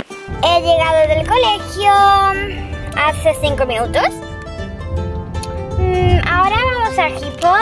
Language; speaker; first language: Spanish; early bilingual, other home language; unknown